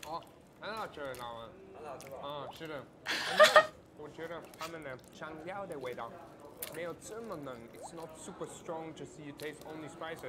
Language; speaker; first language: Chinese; non-native, fluent; German